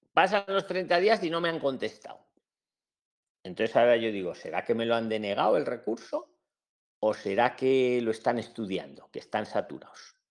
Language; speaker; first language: Spanish; native; Spanish